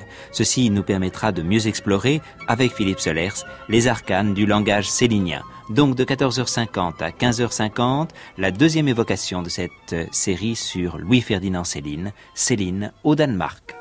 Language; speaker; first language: French; native; French